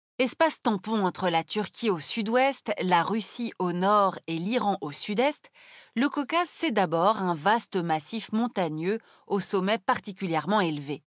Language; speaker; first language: French; native; French